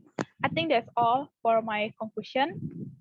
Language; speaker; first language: English; non-native, learner; Indonesian